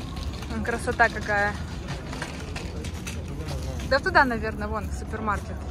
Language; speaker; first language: Russian; native; Russian